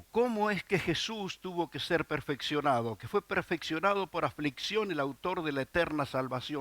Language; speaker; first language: Spanish; native; Spanish